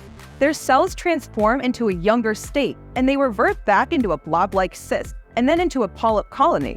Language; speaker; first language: English; native; English